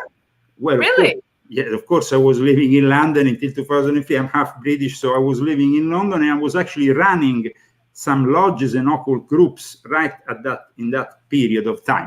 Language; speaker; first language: English; non-native, fluent; Italian